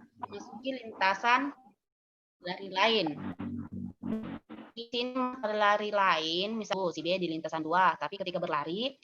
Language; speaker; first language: Indonesian; non-native, local second language; Buginese